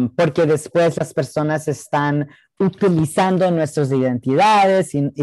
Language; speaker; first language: Spanish; early bilingual, heritage; Spanish